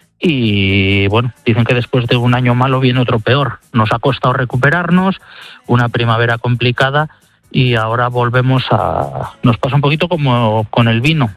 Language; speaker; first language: Spanish; native; Spanish